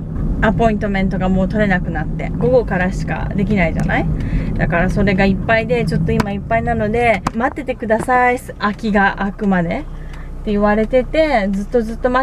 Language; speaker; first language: Japanese; native; Japanese